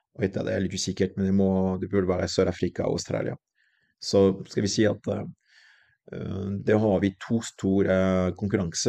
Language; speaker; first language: Norwegian; non-native, fluent; French